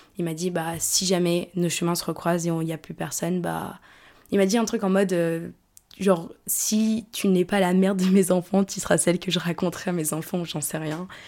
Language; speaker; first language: French; native; French